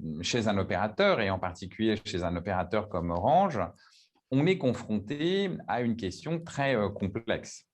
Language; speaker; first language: French; native; French